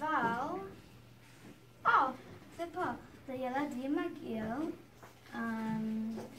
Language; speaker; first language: Hebrew; non-native, learner; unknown